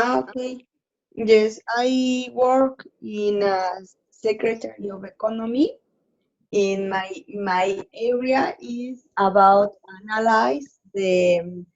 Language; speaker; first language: English; non-native, learner; Spanish